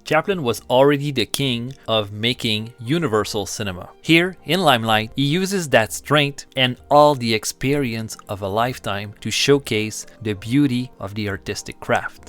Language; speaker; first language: English; non-native, fluent; French